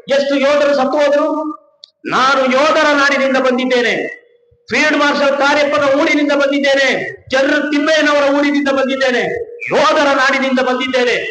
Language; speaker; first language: Kannada; non-native, local second language; Kodava